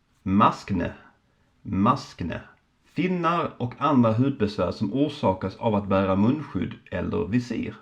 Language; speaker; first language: Swedish; native; Swedish